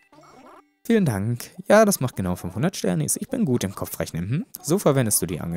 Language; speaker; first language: German; native; German